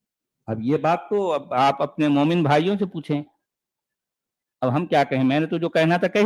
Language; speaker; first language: Urdu; native; Urdu